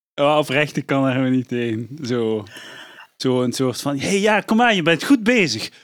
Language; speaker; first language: Dutch; native; Dutch